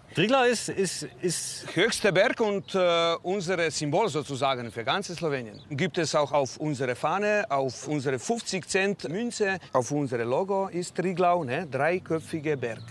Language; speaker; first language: German; non-native, learner; Slovenian